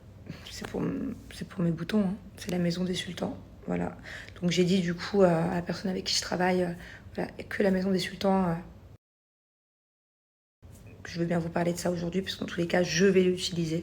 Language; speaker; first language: French; native; French